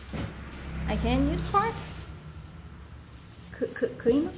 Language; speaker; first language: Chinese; non-native, learner; Korean